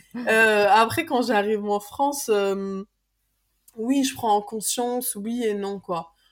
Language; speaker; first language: French; early bilingual, other home language; Arabic